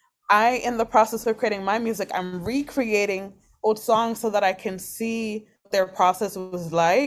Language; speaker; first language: English; early bilingual, other home language; Spanish